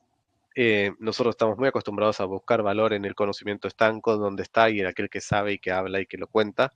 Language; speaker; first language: Spanish; native; Spanish